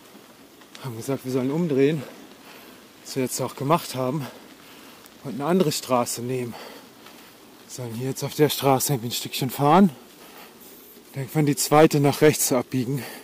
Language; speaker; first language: German; native; German